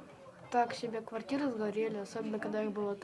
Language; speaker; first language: Russian; native; Russian